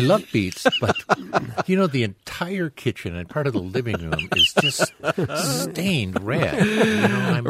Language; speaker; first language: English; native; English